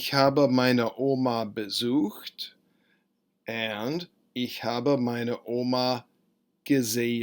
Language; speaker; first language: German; non-native, fluent; English